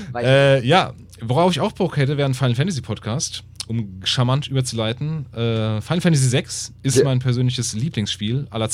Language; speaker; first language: German; native; German